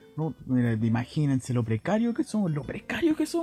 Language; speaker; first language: Spanish; native; Spanish